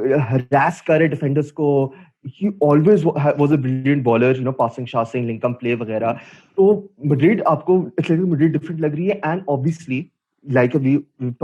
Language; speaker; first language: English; non-native, local second language; Urdu